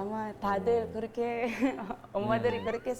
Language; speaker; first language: Korean; non-native, learner; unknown